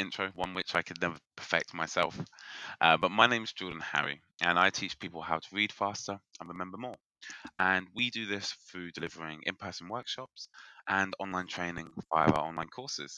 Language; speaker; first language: English; native; English